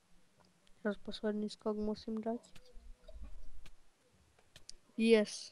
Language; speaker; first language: Czech; non-native, local second language; Slovak